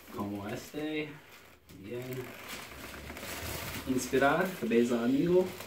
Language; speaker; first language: Spanish; non-native, learner; English